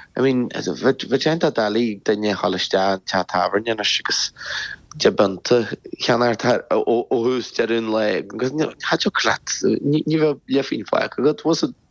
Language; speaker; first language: Irish; native; Irish